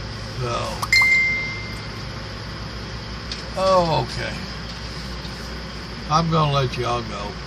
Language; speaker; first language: English; native; English